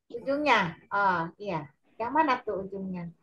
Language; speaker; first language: Indonesian; native; Indonesian